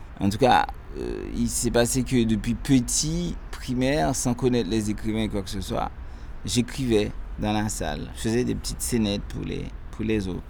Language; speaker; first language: French; non-native, local second language; Haitian Creole